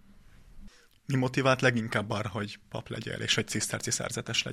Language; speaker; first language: Hungarian; native; Hungarian